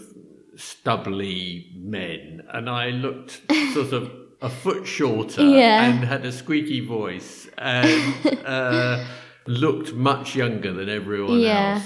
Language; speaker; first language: English; native; English